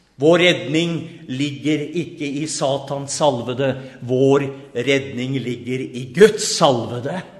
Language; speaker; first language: Norwegian; native; Norwegian